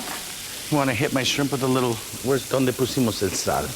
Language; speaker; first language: English; native; English